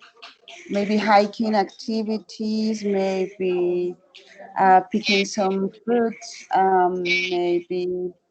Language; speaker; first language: English; non-native, fluent; Spanish